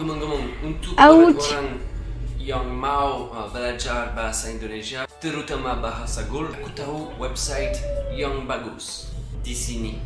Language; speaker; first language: Indonesian; non-native, learner; French